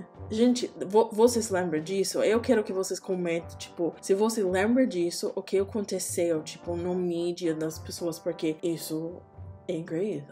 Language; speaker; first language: Portuguese; non-native, learner; English